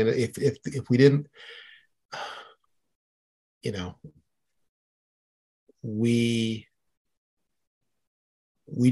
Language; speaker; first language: English; native; English